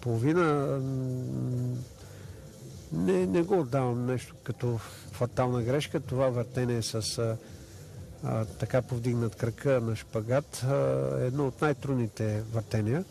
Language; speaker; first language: Bulgarian; native; Bulgarian